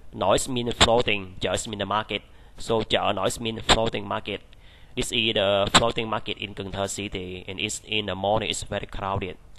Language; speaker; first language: English; non-native, fluent; Vietnamese